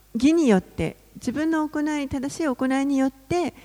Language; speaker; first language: Japanese; non-native, fluent; English